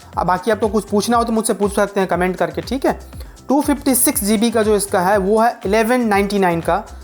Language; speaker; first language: Hindi; native; Hindi